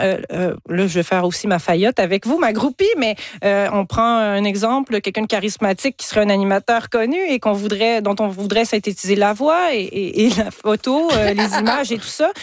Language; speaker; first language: French; native; French